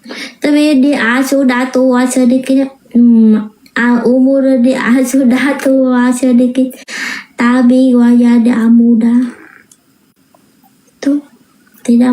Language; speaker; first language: Indonesian; non-native, learner; Vietnamese